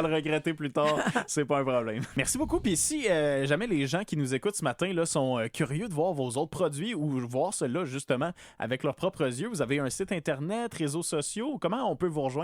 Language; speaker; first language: French; native; French